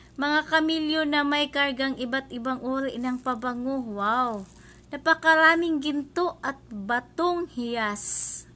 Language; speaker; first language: Filipino; non-native, local second language; Cebuano